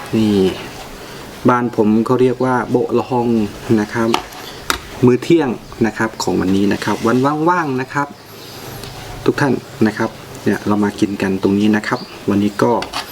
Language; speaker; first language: Thai; non-native, local second language; Northeastern Thai